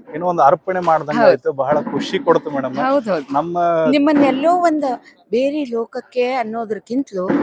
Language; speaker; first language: Kannada; non-native, local second language; Marathi